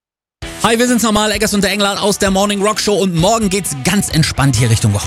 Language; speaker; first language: German; native; German